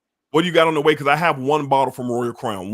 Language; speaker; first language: English; native; English